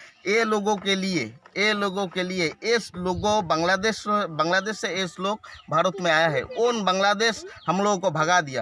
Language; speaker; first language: Hindi; non-native, local second language; Bangla